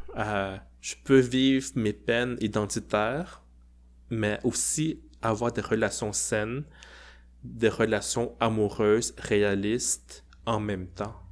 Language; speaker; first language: French; early bilingual, other home language; Cantonese